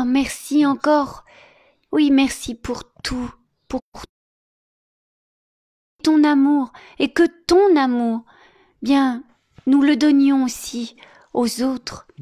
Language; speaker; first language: French; native; French